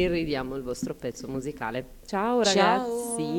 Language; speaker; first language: Italian; native; Italian